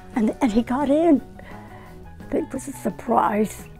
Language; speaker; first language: English; native; English